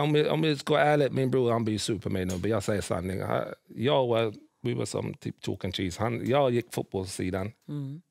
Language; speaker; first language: Swedish; early bilingual, other home language; English